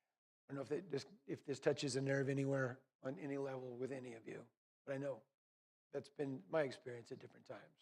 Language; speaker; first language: English; native; English